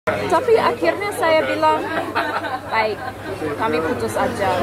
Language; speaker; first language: Indonesian; non-native, fluent; English